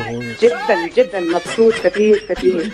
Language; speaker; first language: Arabic; non-native, learner; Punjabi